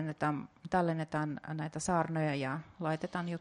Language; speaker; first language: Finnish; non-native, fluent; Russian